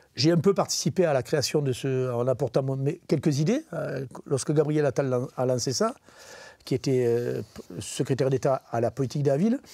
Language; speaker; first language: French; native; French